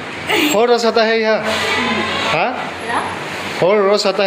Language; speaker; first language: Hindi; non-native, local second language; Assamese